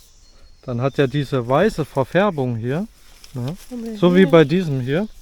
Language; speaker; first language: German; native; German